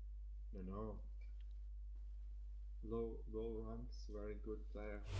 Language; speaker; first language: English; non-native, learner; Russian